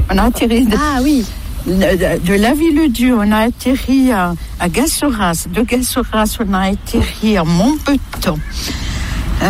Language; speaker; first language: French; native; French